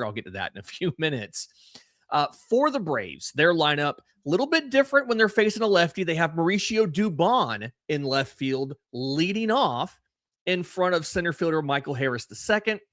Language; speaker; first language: English; native; English